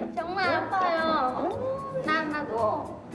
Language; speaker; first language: Korean; non-native, learner; Vietnamese